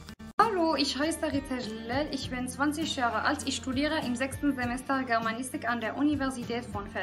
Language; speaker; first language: German; non-native, fluent; Arabic